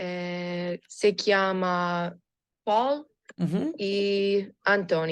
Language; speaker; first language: Italian; non-native, learner; English